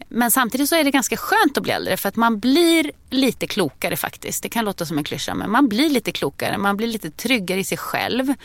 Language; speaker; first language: Swedish; native; Swedish